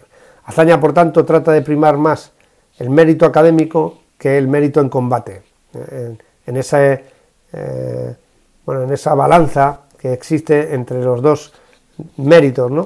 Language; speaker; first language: Spanish; native; Spanish